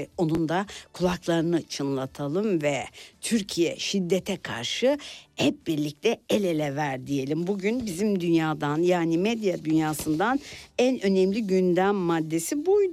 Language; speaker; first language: Turkish; native; Turkish